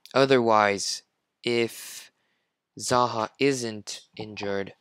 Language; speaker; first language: English; non-native, fluent; French